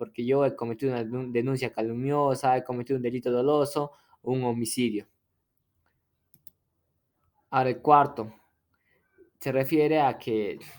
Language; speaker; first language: Spanish; native; Spanish